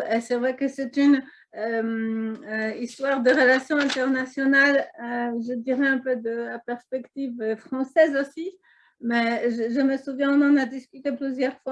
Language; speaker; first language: French; non-native, fluent; Polish